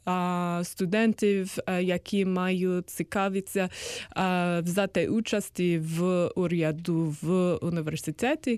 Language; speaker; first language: Ukrainian; non-native, learner; English